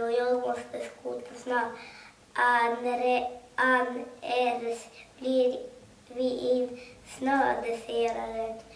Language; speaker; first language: Swedish; early bilingual, other home language; Kurdish